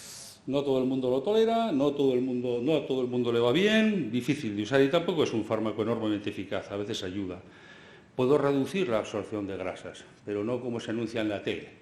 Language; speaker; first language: Spanish; native; Spanish